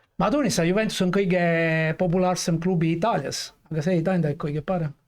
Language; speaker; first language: Estonian; non-native, fluent; Italian